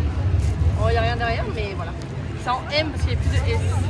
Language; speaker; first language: French; native; French